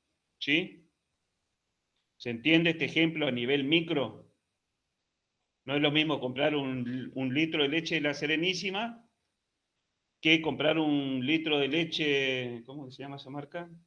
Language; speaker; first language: Spanish; native; Spanish